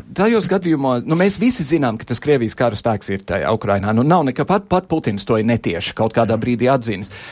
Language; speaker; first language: Latvian; early bilingual, heritage; Latvian